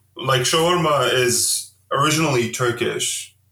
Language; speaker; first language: English; early bilingual, heritage; Arabic